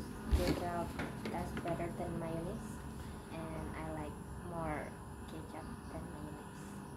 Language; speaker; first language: English; non-native, learner; Indonesian